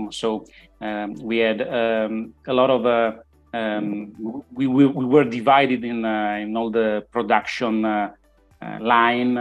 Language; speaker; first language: English; non-native, learner; Italian